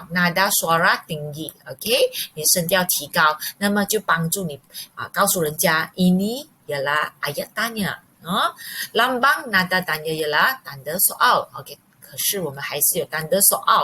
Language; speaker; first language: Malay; non-native, local second language; Chinese